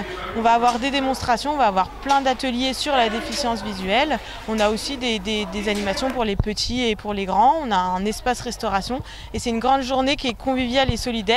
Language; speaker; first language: French; native; French